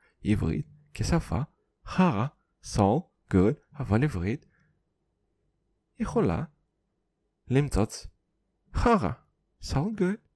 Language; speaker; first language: Hebrew; non-native, fluent; Russian